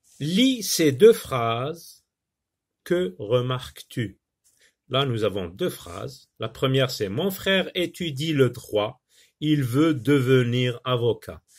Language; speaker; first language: French; non-native, local second language; Arabic